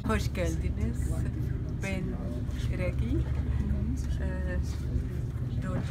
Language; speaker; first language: Turkish; non-native, learner; German